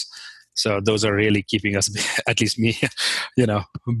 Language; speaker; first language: English; non-native, local second language; Kashmiri